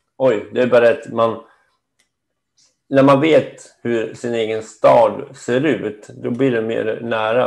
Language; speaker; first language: Swedish; native; Swedish